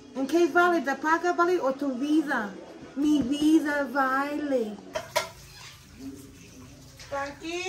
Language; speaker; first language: Spanish; non-native, learner; English